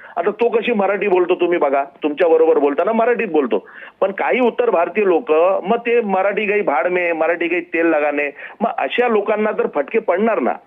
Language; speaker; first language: Marathi; non-native, local second language; Gujarati